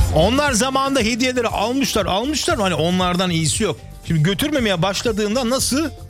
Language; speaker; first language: Turkish; early bilingual, heritage; Turkish